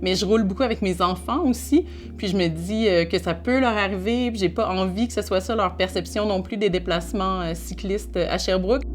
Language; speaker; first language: French; native; French